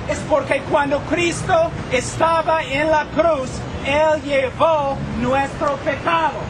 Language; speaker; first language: Spanish; non-native, fluent; English